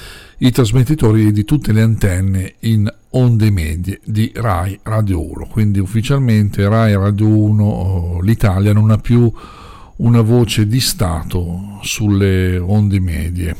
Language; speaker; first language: Italian; native; Italian